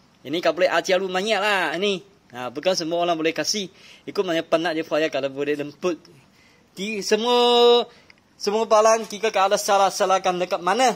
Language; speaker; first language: Malay; non-native, local second language; Chinese